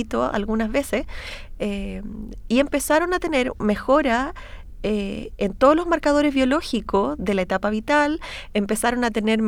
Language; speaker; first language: Spanish; native; Spanish